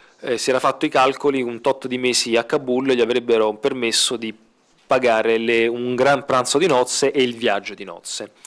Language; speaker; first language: Italian; native; Italian